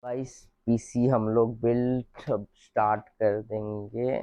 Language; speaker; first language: Hindi; non-native, local second language; Bangla